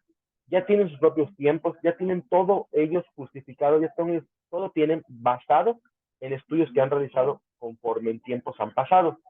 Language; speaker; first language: Spanish; native; Spanish